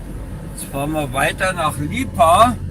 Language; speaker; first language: German; native; German